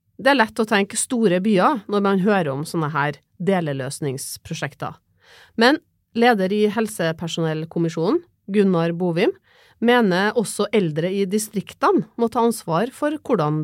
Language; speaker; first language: Norwegian; native; Norwegian